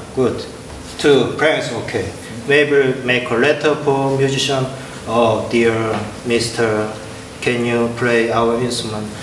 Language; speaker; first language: English; non-native, learner; Korean